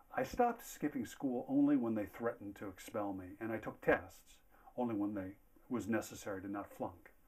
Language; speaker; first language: English; native; English